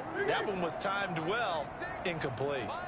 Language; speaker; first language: English; native; English